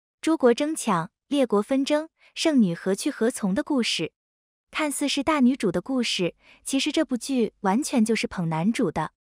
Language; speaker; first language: Chinese; native; Chinese